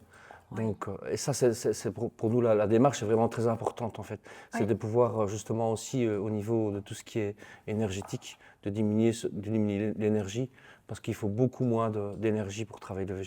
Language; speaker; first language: French; native; French